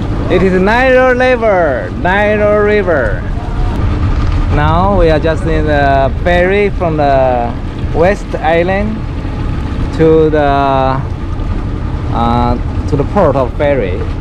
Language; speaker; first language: English; non-native, learner; Chinese